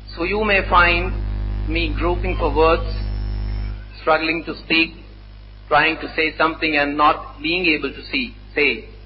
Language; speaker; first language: English; non-native, local second language; Urdu